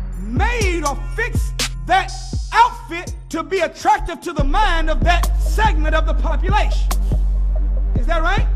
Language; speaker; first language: English; native; English